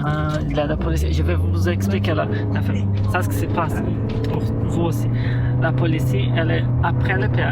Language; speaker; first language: French; non-native, fluent; Portuguese